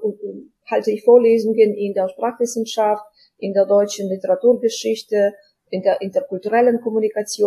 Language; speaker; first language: German; non-native, fluent; Ukrainian